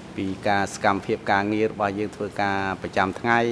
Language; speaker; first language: Khmer; non-native, local second language; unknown